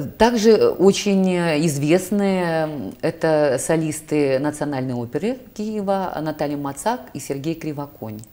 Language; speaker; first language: Russian; native; Russian